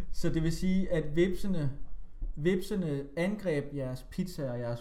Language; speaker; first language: Danish; native; Danish